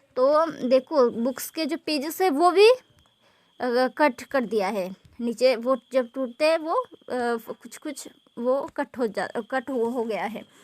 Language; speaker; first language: Hindi; non-native, local second language; Bangla